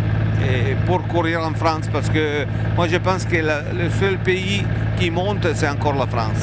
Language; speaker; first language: French; non-native, fluent; Italian